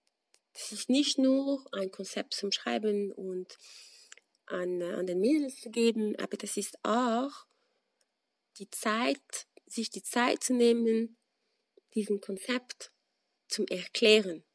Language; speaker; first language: German; non-native, fluent; French